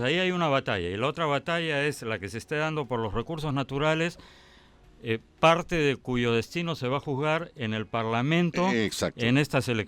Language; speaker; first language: Spanish; native; Spanish